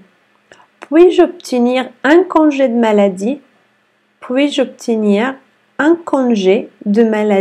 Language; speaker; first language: French; non-native, fluent; Arabic